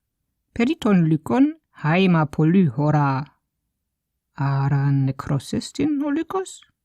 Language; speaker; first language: Greek; non-native, fluent; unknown